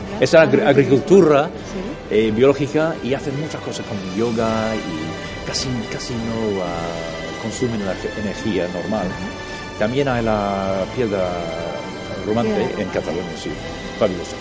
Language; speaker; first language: Spanish; non-native, fluent; English